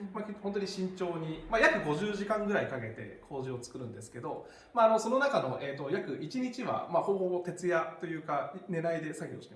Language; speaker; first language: Japanese; native; Japanese